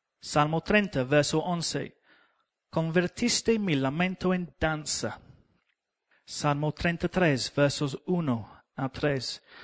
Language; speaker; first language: Spanish; non-native, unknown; English